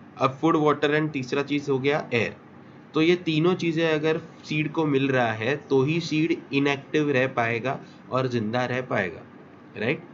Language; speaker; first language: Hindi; non-native, local second language; Marathi